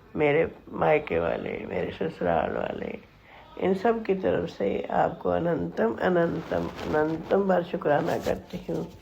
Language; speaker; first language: Hindi; non-native, local second language; Punjabi